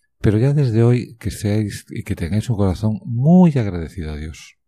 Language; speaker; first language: Spanish; native; Spanish